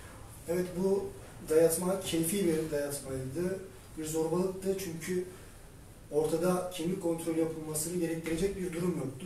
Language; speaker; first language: Turkish; native; Turkish